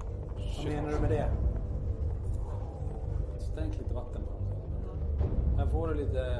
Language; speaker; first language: Swedish; native; Swedish